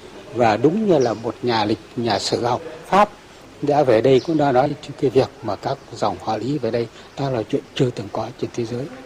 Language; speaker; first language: Vietnamese; native; Vietnamese